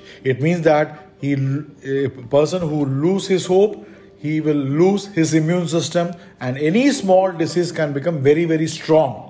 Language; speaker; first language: English; non-native, local second language; Malayalam